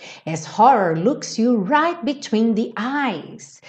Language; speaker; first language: English; non-native, fluent; Portuguese